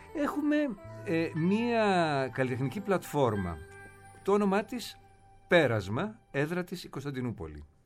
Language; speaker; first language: Greek; native; Greek